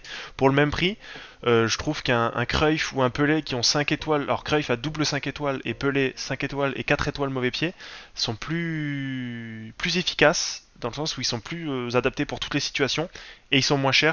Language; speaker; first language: French; native; French